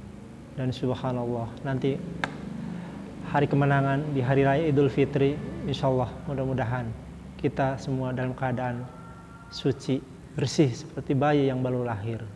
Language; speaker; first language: Indonesian; native; Indonesian